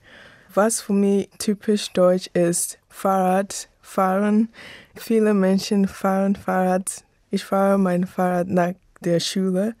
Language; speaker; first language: German; non-native, learner; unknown